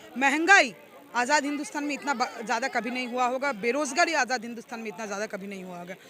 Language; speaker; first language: Hindi; non-native, local second language; Bangla